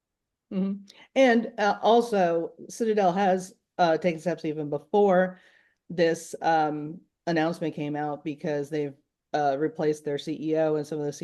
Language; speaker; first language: English; native; English